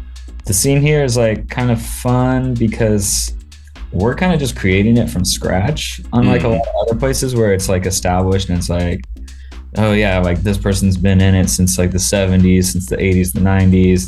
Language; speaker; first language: English; native; English